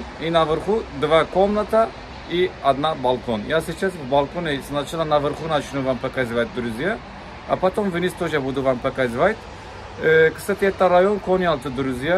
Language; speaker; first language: Russian; non-native, learner; Turkish